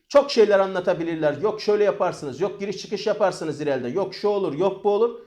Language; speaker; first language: Turkish; native; Turkish